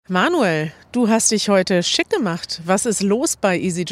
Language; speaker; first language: German; native; German